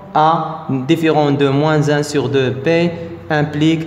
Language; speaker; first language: French; non-native, local second language; Arabic